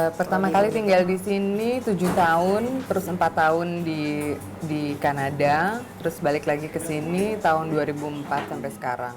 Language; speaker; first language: Indonesian; native; Indonesian